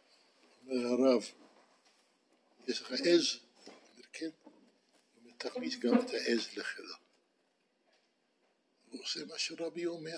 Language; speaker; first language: Hebrew; non-native, fluent; Dutch